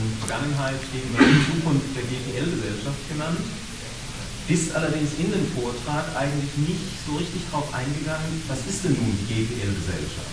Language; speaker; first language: German; native; German